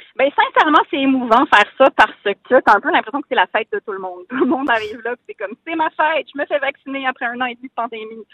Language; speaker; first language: French; native; French